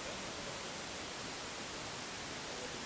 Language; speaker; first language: Russian; native; Russian